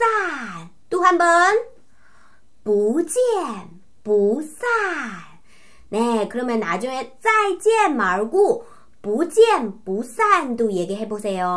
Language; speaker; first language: Korean; non-native, fluent; Chinese